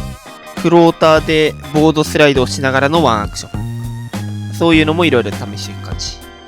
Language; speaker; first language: Japanese; native; Japanese